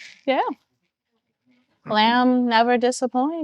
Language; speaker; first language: English; native; English